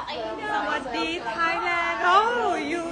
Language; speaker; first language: English; non-native, learner; Thai